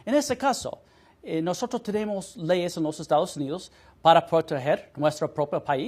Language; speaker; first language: Spanish; non-native, fluent; English